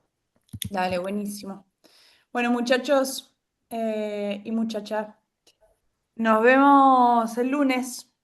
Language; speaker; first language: Spanish; native; Spanish